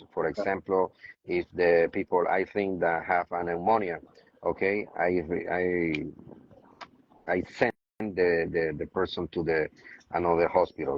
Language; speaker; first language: English; non-native, learner; Spanish